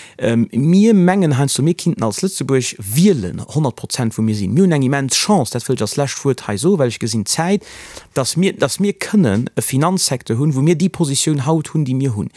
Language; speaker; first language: Luxembourgish; native; Luxembourgish